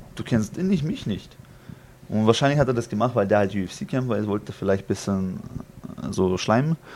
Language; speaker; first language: German; early bilingual, other home language; Chechen